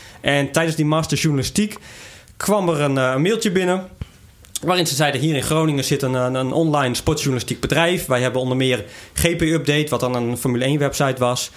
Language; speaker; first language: Dutch; native; Dutch